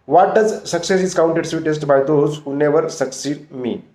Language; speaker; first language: English; non-native, local second language; Marathi